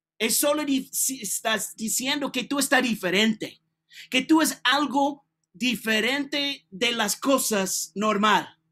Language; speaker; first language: Spanish; non-native, learner; English